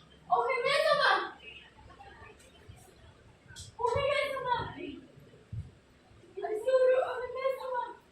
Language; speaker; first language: Japanese; non-native, learner; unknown